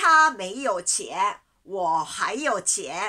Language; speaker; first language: Chinese; non-native, learner; Japanese